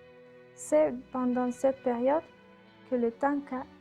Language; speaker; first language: French; non-native, learner; Spanish